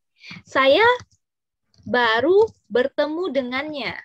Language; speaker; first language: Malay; non-native, fluent; Indonesian